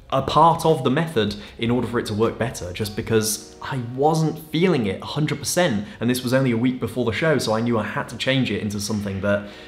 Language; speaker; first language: English; native; English